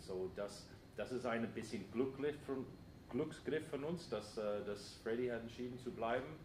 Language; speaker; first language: German; non-native, fluent; English